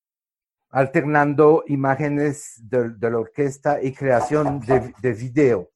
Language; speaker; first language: Spanish; non-native, fluent; French